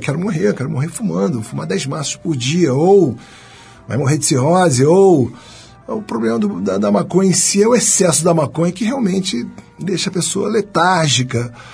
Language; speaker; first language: Portuguese; native; Portuguese